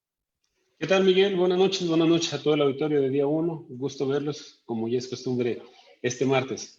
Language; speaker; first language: Spanish; native; Spanish